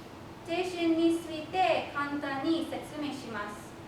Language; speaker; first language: Japanese; non-native, fluent; English